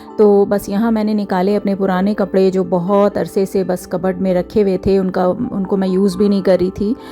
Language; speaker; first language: Urdu; native; Urdu